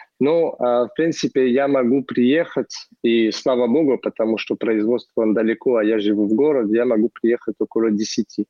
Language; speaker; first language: Russian; non-native, fluent; French